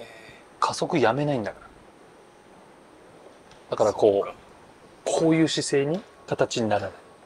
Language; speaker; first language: Japanese; native; Japanese